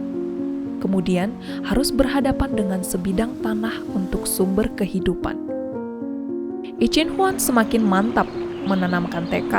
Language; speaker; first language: Indonesian; native; Indonesian